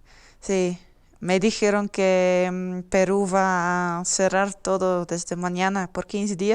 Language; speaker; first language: Spanish; non-native, learner; Dutch